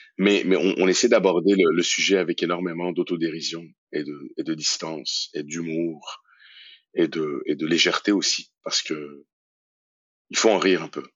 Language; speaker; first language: French; early bilingual, other home language; Persian